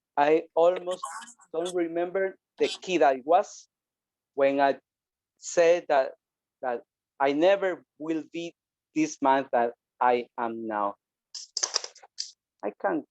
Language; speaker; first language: English; non-native, learner; Spanish